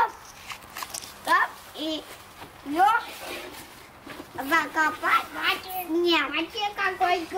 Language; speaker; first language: Russian; native; Russian